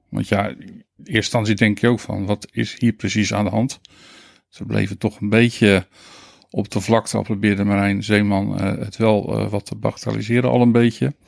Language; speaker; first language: Dutch; native; Dutch